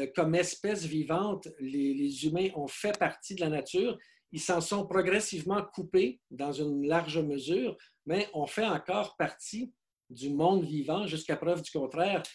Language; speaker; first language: French; native; French